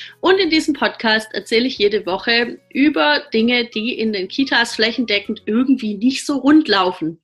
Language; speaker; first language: German; native; German